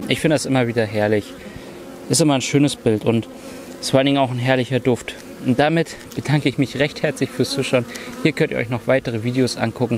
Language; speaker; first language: German; native; German